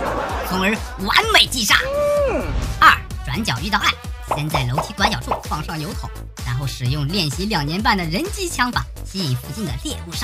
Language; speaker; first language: Chinese; native; Chinese